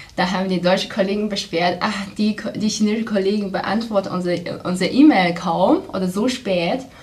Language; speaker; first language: German; non-native, fluent; Chinese